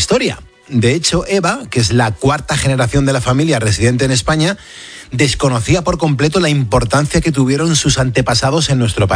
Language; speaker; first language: Spanish; native; Spanish